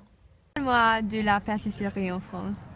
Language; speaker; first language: French; non-native, learner; English